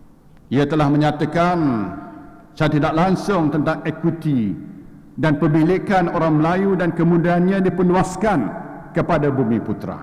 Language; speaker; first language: Malay; native; Malay